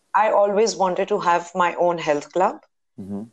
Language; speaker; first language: English; non-native, local second language; Hindi